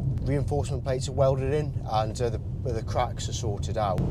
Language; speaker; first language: English; native; English